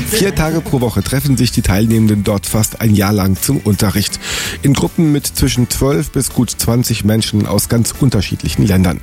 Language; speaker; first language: German; native; German